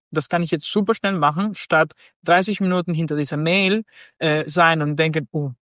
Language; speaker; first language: German; non-native, fluent; Spanish